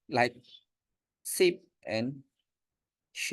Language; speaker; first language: English; non-native, learner; Indonesian